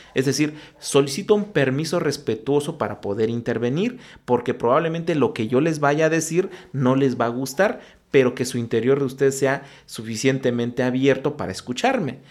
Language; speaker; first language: Spanish; non-native, local second language; Mixtepec Mixtec